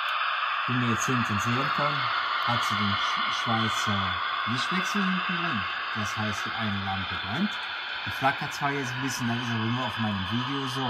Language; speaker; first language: German; native; German